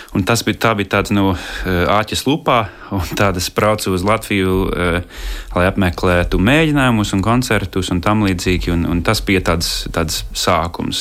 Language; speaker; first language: Latvian; non-native, fluent; English